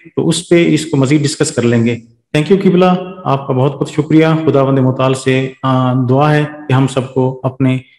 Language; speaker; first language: Urdu; native; Urdu